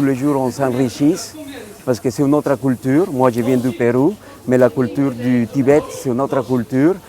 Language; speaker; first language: French; non-native, local second language; Spanish